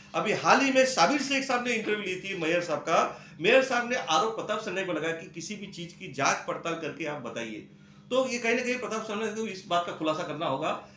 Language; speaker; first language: Hindi; non-native, local second language; Marathi